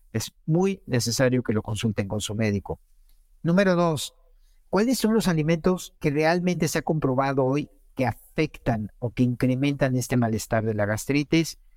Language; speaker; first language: Spanish; native; Spanish